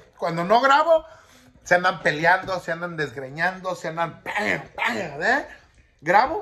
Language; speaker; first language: Spanish; early bilingual, heritage; Spanish